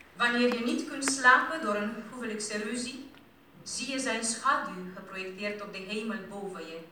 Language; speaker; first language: Dutch; non-native, fluent; Romanian